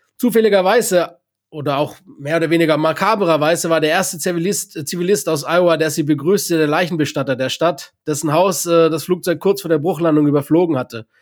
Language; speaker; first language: German; native; German